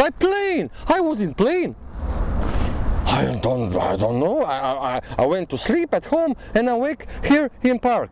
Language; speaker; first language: English; non-native, learner; Croatian